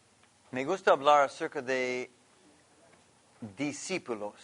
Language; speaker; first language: Spanish; non-native, learner; English